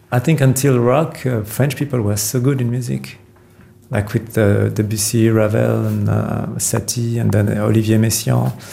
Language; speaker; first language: English; non-native, fluent; French